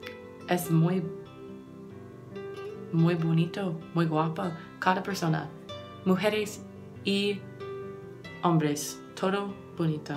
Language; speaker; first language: Spanish; non-native, learner; English